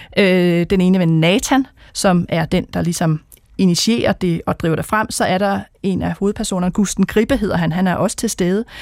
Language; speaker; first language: Danish; native; Danish